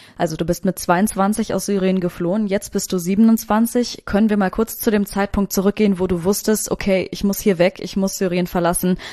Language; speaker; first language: German; native; German